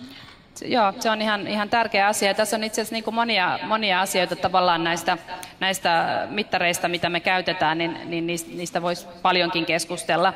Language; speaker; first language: Finnish; native; Finnish